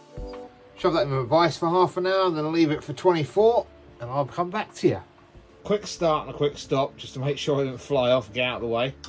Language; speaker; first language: English; native; English